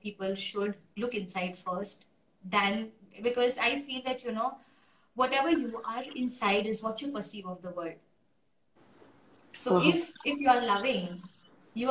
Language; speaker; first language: English; non-native, local second language; Hindi